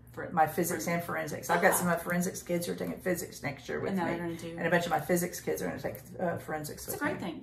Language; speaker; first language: English; native; English